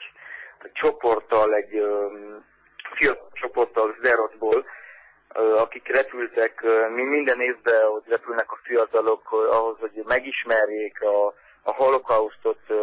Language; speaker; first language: Hungarian; early bilingual, heritage; Hungarian